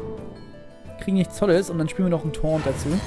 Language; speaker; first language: German; native; German